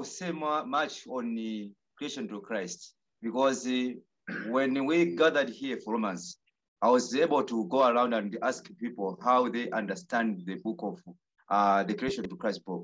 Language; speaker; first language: English; non-native, local second language; Nyanja